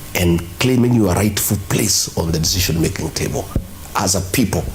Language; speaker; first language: English; non-native, local second language; Kikuyu